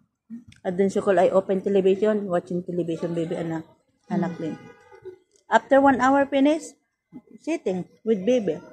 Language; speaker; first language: English; non-native, learner; Filipino